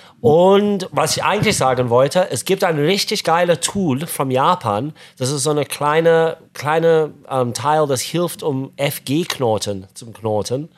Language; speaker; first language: German; non-native, fluent; English